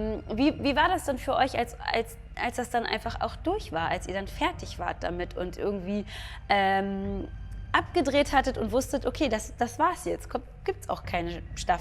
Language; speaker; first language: German; native; German